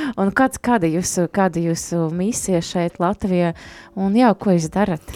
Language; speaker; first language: Latvian; non-native, local second language; Russian